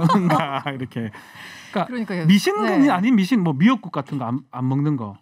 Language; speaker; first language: Korean; native; Korean